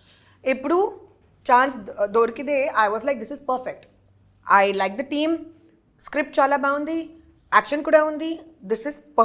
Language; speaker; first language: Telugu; non-native, learner; Hindi